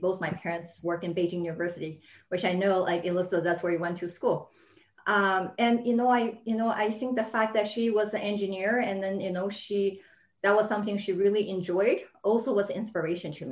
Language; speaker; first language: English; non-native, fluent; Chinese